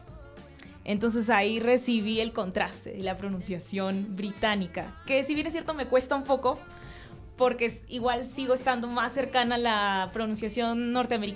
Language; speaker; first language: Spanish; native; Spanish